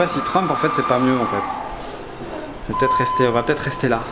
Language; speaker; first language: French; native; French